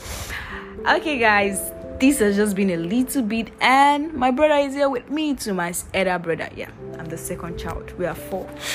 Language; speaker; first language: English; non-native, local second language; Yoruba